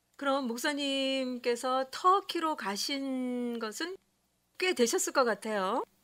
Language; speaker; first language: Korean; native; Korean